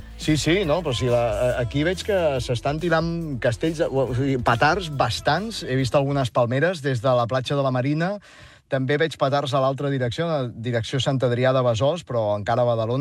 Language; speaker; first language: Catalan; native; Catalan